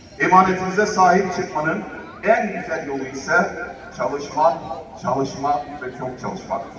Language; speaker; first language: Turkish; native; Turkish